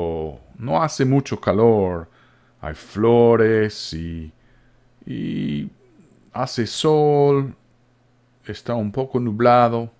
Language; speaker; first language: Spanish; non-native, fluent; English